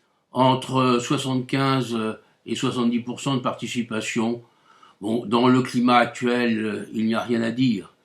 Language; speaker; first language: French; native; French